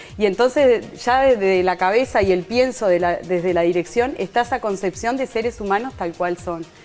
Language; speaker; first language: Spanish; native; Spanish